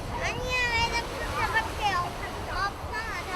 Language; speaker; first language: Korean; early bilingual, heritage; Korean